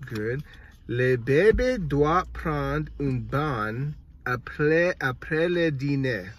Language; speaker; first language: French; non-native, learner; English